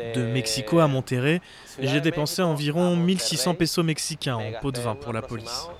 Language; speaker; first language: French; non-native, fluent; Spanish